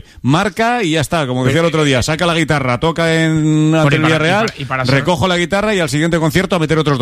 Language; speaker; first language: Spanish; native; Spanish